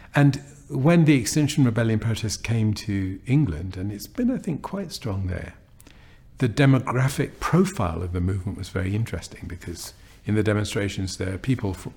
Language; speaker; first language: English; native; English